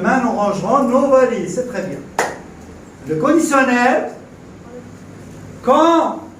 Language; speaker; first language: French; non-native, local second language; Arabic